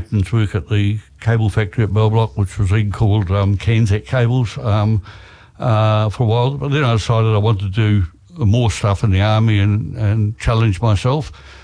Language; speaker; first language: English; native; English